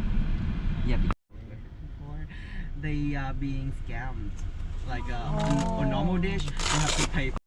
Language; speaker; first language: English; non-native, learner; Vietnamese